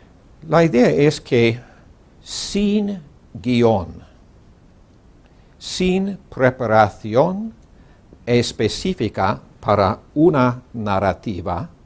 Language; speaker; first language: Spanish; non-native, learner; English